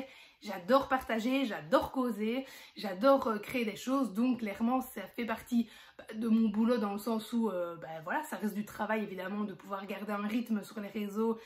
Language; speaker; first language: French; native; French